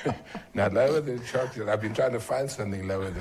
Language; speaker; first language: English; native; English